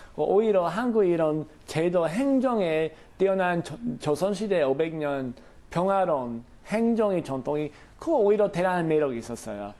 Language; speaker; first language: Korean; non-native, fluent; English